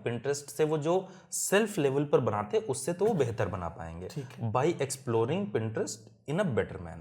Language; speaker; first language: Hindi; native; Hindi